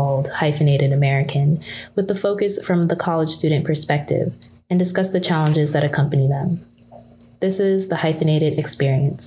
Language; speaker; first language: English; native; English